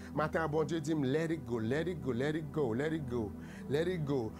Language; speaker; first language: English; non-native, fluent; Haitian Creole